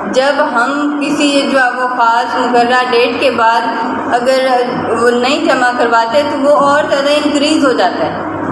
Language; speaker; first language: Urdu; non-native, local second language; Punjabi